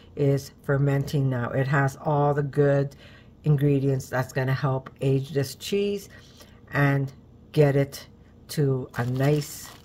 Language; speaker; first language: English; native; English